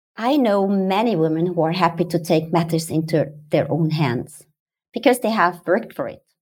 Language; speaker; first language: English; non-native, fluent; German